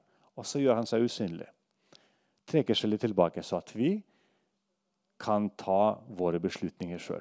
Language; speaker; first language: Norwegian; non-native, fluent; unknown